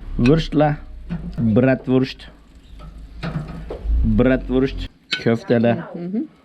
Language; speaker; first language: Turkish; early bilingual, heritage; Turkish